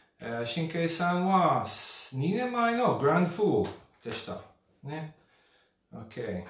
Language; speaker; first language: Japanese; non-native, learner; English